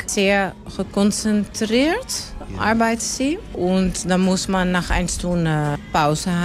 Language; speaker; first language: German; non-native, learner; Dutch